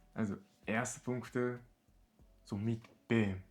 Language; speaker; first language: German; non-native, learner; Japanese